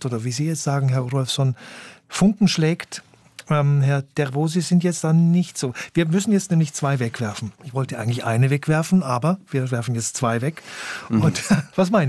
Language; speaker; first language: German; native; German